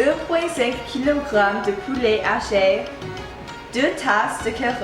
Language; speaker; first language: French; non-native, learner; English